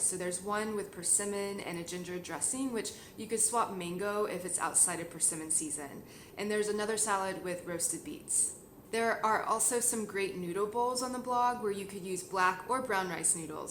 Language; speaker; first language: English; native; English